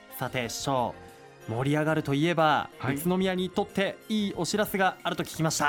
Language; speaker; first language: Japanese; native; Japanese